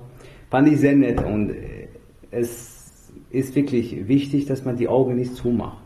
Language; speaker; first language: German; non-native, fluent; Persian